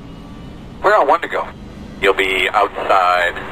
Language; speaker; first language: English; native; English